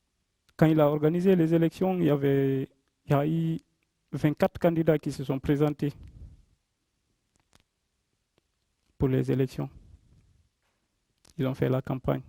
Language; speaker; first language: French; non-native, local second language; Fula